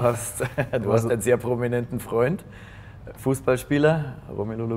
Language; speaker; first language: German; native; German